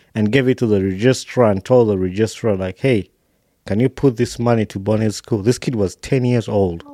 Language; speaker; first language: English; non-native, local second language; Ganda